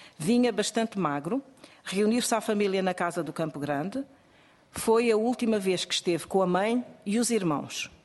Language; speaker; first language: Portuguese; native; Portuguese